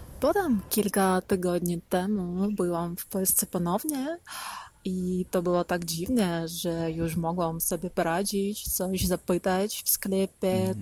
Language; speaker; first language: Polish; non-native, learner; Ukrainian